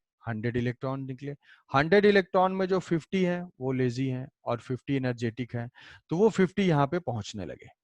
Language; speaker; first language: Hindi; native; Hindi